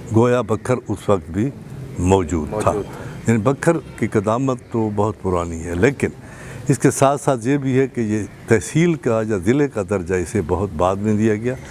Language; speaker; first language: Urdu; non-native, local second language; Saraiki